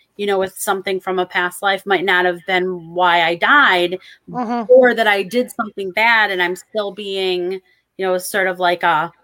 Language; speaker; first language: English; native; English